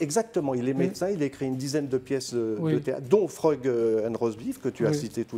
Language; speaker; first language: French; native; French